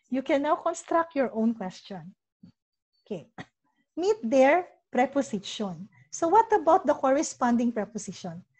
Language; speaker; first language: English; non-native, local second language; Filipino